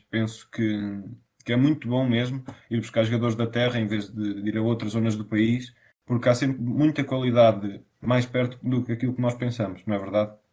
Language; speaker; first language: Portuguese; native; Portuguese